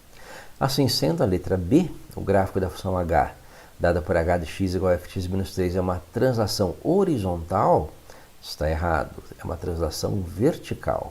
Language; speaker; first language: Portuguese; native; Portuguese